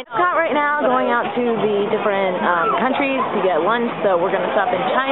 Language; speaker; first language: English; native; English